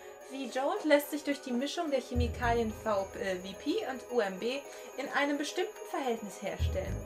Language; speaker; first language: German; native; German